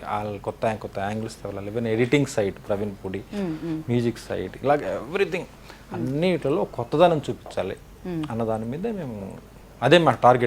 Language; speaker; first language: Telugu; native; Telugu